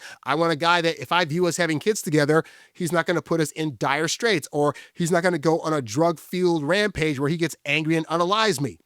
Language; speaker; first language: English; native; English